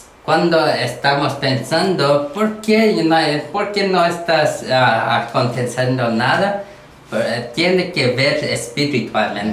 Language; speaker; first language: Spanish; non-native, learner; Korean